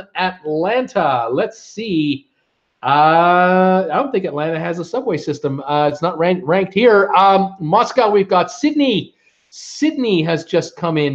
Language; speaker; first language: English; native; English